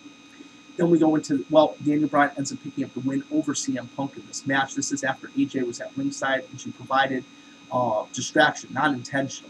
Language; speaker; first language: English; native; English